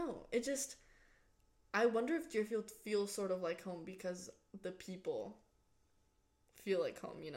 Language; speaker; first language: English; non-native, fluent; Spanish